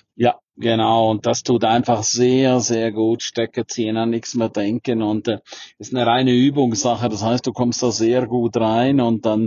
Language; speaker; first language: German; native; German